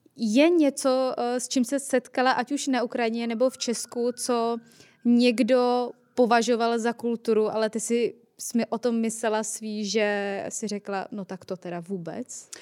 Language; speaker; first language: Czech; native; Czech